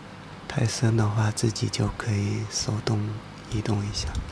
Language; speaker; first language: Chinese; native; Chinese